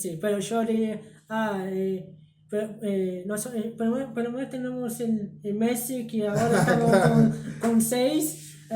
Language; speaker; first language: Spanish; early bilingual, heritage; Spanish